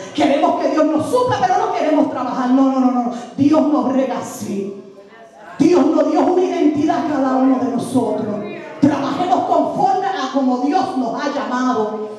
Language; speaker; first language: Spanish; native; Spanish